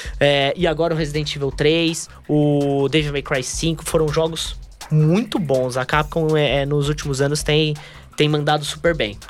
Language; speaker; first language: Portuguese; native; Portuguese